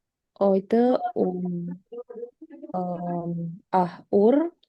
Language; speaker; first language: German; non-native, learner; Indonesian